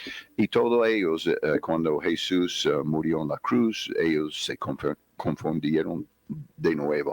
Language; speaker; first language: Spanish; non-native, fluent; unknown